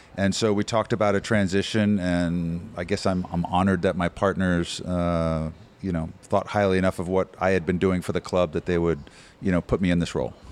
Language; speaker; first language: English; native; English